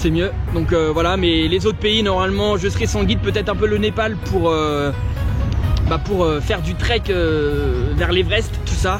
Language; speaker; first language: French; native; French